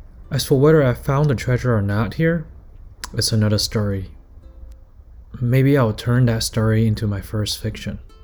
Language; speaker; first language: English; non-native, fluent; Chinese